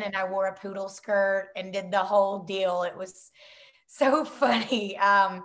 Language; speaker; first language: English; native; English